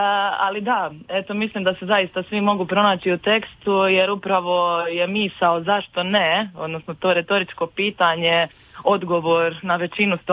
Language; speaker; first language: Croatian; native; Croatian